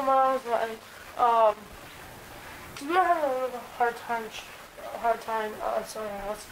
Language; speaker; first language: English; native; English